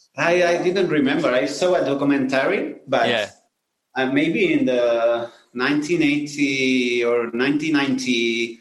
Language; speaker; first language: English; non-native, learner; Spanish